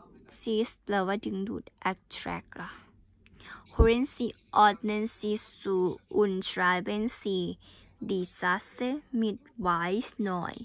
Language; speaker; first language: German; non-native, learner; Thai